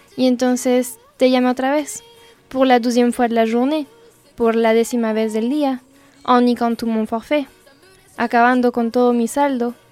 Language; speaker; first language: Spanish; non-native, fluent; French